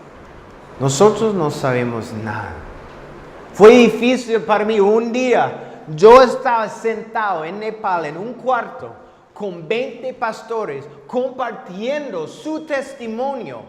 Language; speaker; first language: Spanish; non-native, fluent; English